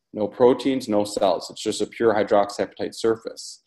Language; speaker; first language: English; native; English